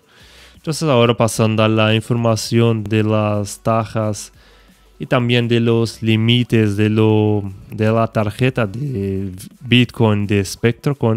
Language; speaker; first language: Spanish; non-native, fluent; Portuguese